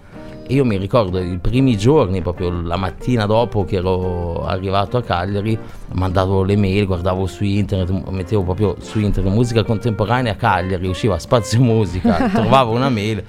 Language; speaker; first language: Italian; native; Italian